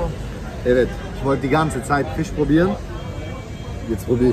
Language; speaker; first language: German; early bilingual, other home language; Turkish